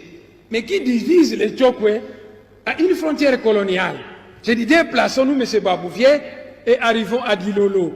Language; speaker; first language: French; non-native, local second language; Kongo